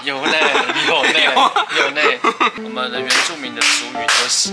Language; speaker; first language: Chinese; native; Chinese